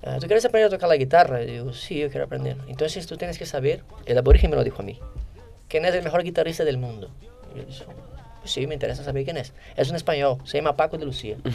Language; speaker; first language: Spanish; non-native, fluent; Portuguese